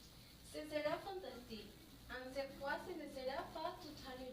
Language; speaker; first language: French; non-native, learner; Spanish